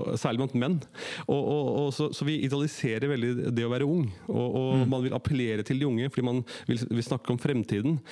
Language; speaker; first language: Norwegian; early bilingual, other home language; Urdu